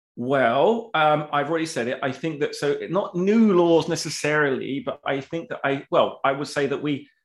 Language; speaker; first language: English; native; English